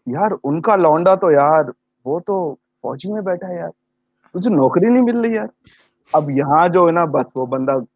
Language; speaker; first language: Urdu; native; Urdu